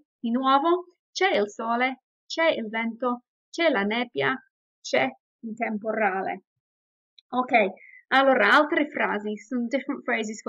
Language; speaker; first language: Italian; non-native, fluent; English